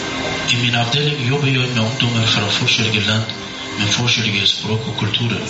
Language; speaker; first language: Norwegian; non-native, learner; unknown